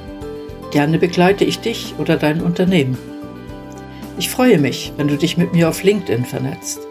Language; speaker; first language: German; native; German